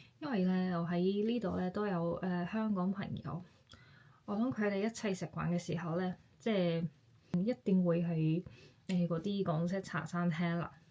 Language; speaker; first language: Cantonese; non-native, fluent; Japanese